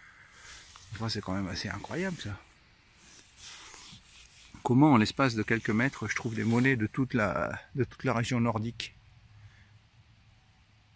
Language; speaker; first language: French; native; French